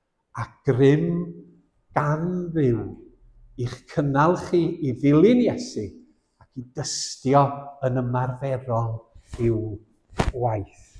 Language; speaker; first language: Welsh; native; Welsh